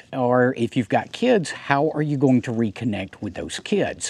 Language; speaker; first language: English; native; English